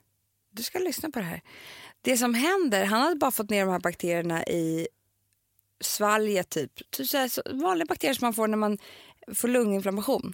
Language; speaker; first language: Swedish; native; Swedish